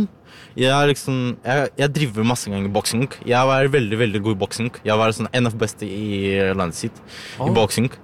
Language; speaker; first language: Norwegian; non-native, learner; Ukrainian